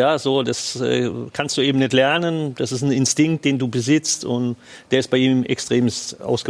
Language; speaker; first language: German; native; German